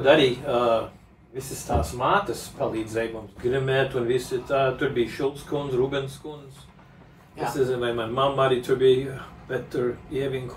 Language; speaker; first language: Latvian; early bilingual, heritage; Latvian